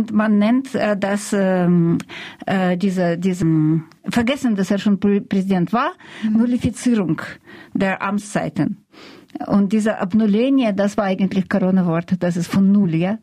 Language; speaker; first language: German; non-native, fluent; Russian